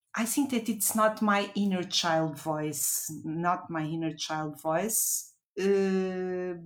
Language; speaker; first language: English; non-native, fluent; Portuguese